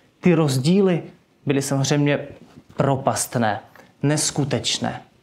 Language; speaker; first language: Czech; non-native, fluent; Russian